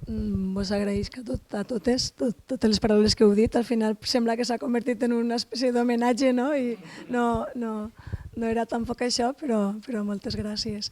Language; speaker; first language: Catalan; native; Catalan